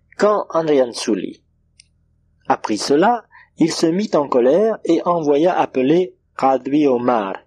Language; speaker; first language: French; non-native, local second language; Comorian